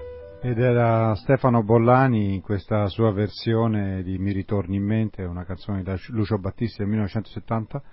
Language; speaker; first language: Italian; native; Italian